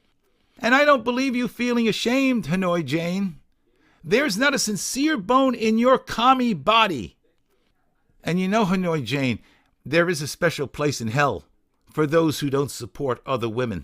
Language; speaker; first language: English; native; English